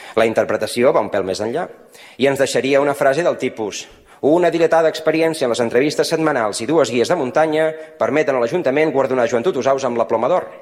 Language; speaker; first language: Catalan; native; Catalan